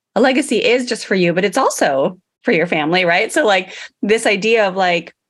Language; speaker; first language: English; native; English